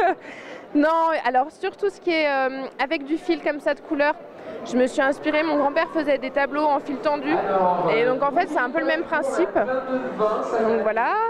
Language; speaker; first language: French; native; French